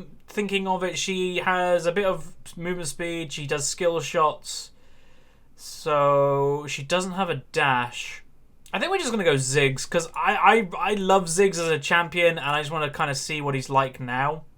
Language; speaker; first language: English; native; English